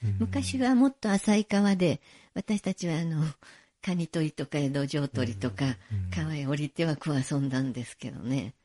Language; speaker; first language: Japanese; native; Japanese